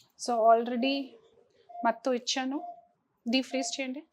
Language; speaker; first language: Telugu; non-native, fluent; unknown